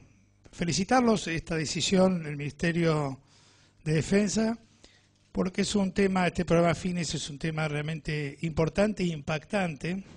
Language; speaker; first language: Spanish; native; Spanish